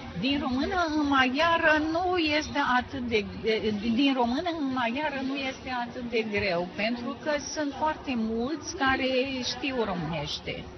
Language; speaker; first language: Romanian; non-native, local second language; Hungarian